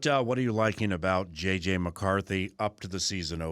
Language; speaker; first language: English; native; English